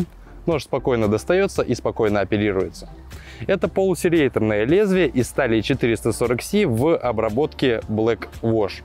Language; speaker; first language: Russian; native; Russian